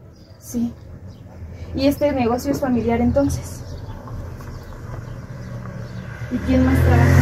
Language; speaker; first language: Spanish; native; Spanish